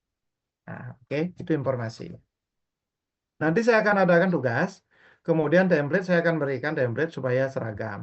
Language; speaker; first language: Indonesian; non-native, local second language; Balinese